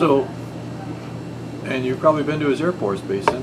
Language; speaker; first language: English; native; English